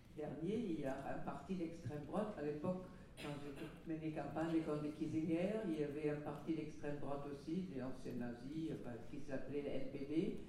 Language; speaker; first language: French; non-native, fluent; German